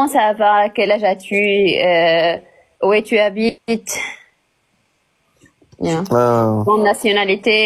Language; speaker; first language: French; non-native, learner; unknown